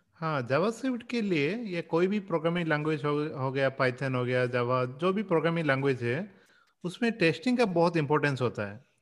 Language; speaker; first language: Hindi; non-native, local second language; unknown